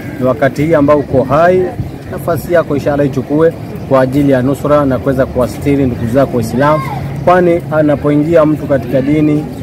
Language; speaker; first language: Swahili; non-native, local second language; Kamba